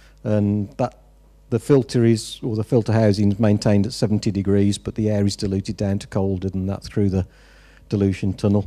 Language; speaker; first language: English; native; English